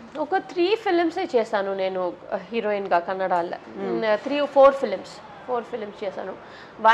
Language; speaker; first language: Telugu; non-native, local second language; Tamil